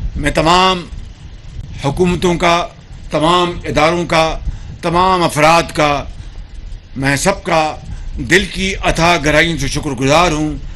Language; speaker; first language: Urdu; non-native, local second language; Punjabi